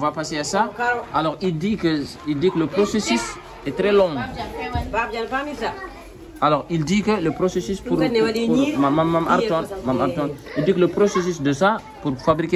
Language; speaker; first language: French; non-native, local second language; Arabic